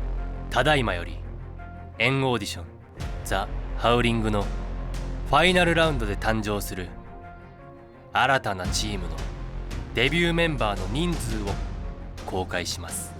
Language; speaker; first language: Japanese; native; Japanese